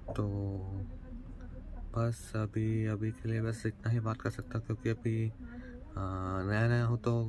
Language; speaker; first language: Hindi; non-native, local second language; Kannada